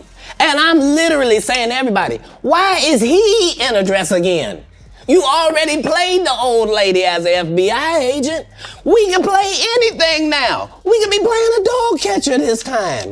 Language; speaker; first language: English; native; English